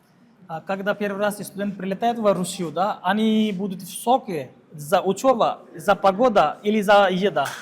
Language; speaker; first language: Russian; non-native, learner; Hindi